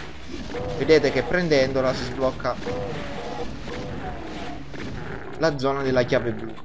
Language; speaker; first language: Italian; native; Italian